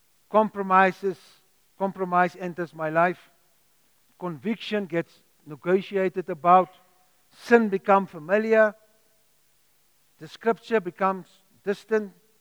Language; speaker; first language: English; non-native, local second language; Afrikaans